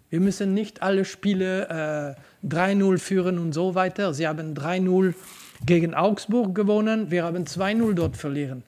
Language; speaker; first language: German; non-native, local second language; French